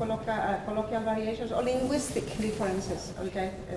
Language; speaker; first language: English; non-native, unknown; Quechua